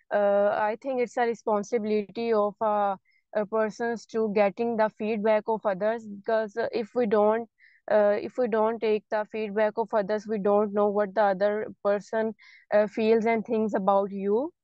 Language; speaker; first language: English; non-native, local second language; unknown